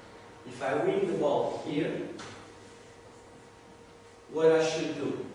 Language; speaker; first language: English; non-native, learner; Portuguese